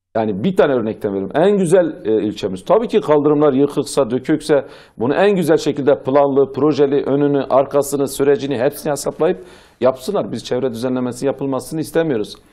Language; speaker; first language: Turkish; non-native, local second language; Zaza